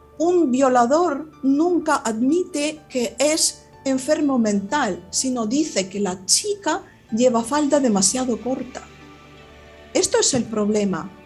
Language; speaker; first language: Spanish; non-native, fluent; Russian